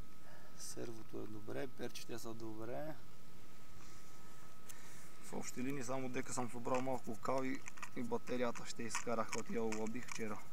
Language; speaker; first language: Bulgarian; native; Bulgarian